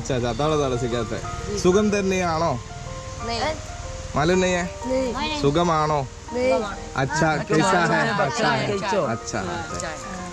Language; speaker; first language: Hindi; non-native, local second language; Malayalam